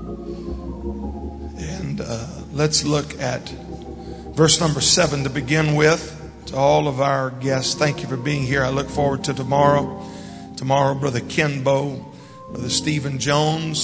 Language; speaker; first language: English; native; English